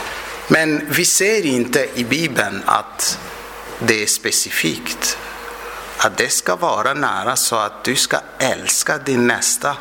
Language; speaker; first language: Swedish; non-native, fluent; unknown